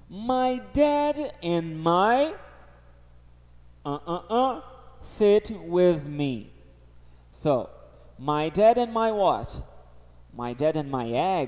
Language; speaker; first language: English; non-native, fluent; Portuguese